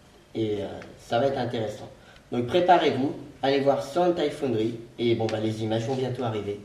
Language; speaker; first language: French; native; French